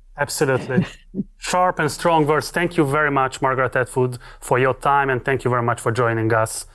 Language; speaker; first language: English; non-native, fluent; Hungarian